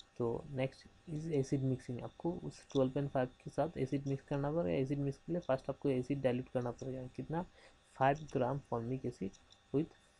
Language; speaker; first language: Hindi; non-native, local second language; Bangla